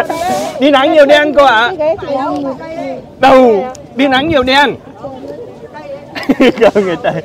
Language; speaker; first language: Vietnamese; native; Vietnamese